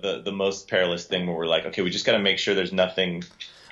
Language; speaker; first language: English; native; English